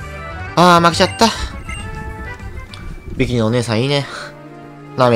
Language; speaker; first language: Japanese; native; Japanese